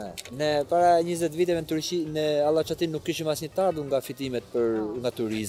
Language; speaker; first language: Albanian; early bilingual, heritage; Albanian